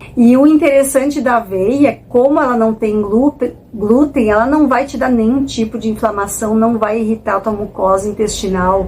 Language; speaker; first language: Portuguese; native; Portuguese